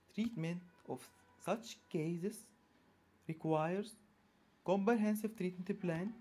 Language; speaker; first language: English; non-native, fluent; Arabic